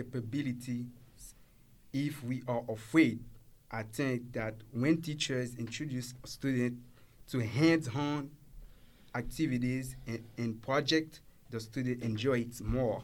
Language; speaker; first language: English; non-native, learner; Haitian Creole